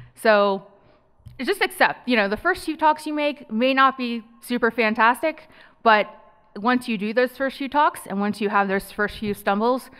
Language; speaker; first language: English; native; English